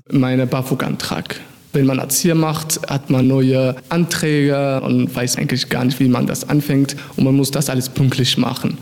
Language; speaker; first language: German; non-native, fluent; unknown